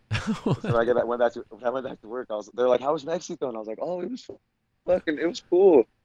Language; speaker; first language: English; native; English